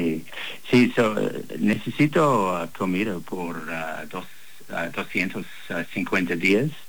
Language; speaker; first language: Spanish; non-native, learner; English